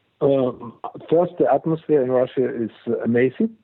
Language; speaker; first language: English; non-native, fluent; German